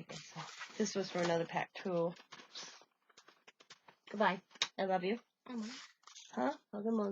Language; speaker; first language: English; native; English